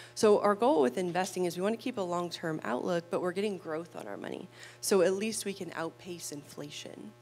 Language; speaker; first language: English; native; English